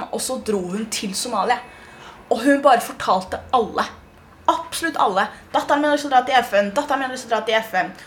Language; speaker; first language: Norwegian; early bilingual, other home language; Somali